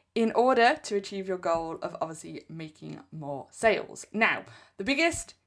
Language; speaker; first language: English; native; English